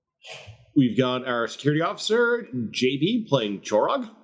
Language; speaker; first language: English; native; English